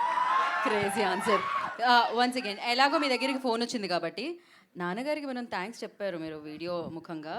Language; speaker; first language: Telugu; native; Telugu